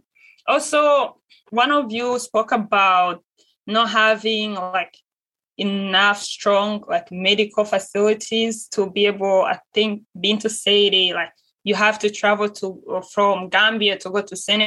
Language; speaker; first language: English; non-native, local second language; Kinyarwanda